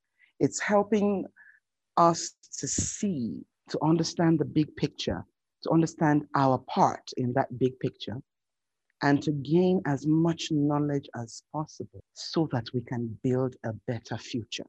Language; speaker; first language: English; non-native, local second language; Yoruba